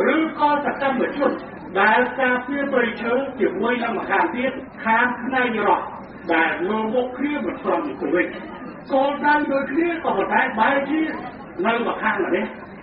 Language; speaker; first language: Khmer; native; Khmer